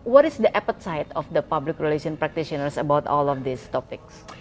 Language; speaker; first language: English; non-native, fluent; Indonesian